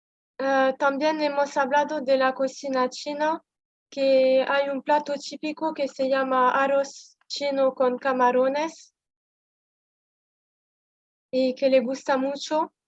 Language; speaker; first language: Spanish; non-native, learner; French